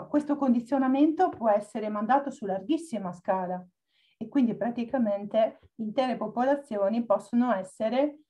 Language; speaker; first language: Italian; native; Italian